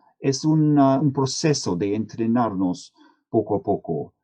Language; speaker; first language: Spanish; non-native, fluent; English